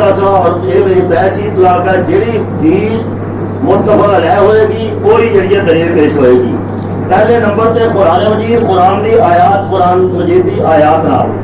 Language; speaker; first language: Urdu; non-native, local second language; Punjabi